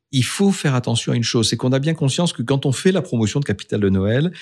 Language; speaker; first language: French; native; French